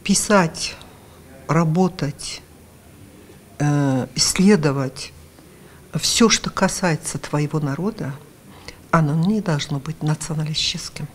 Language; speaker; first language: Russian; non-native, local second language; Karachay-Balkar